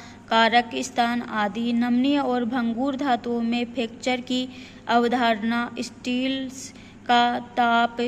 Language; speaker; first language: Hindi; native; Hindi